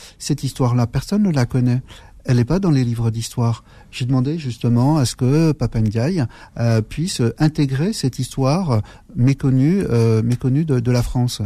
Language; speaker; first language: French; early bilingual, other home language; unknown